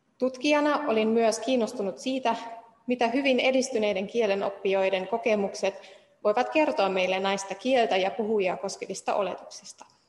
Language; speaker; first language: Finnish; non-native, fluent; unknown